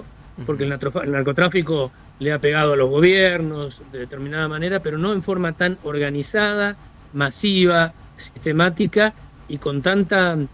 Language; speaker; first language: Spanish; native; Spanish